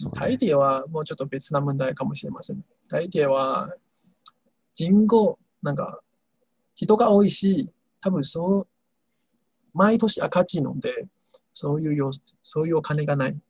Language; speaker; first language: Japanese; non-native, fluent; Chinese